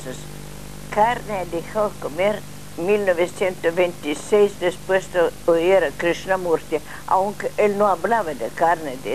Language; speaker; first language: Spanish; non-native, learner; Russian